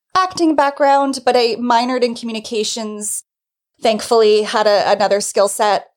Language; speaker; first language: English; native; English